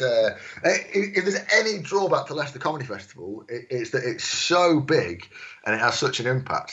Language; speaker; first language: English; native; English